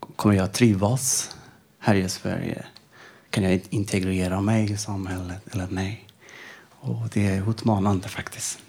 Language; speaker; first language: Swedish; non-native, fluent; Persian